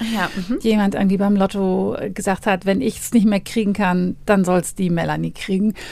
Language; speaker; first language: German; native; German